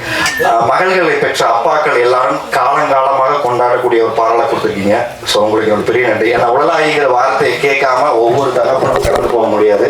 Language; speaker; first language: Tamil; native; Tamil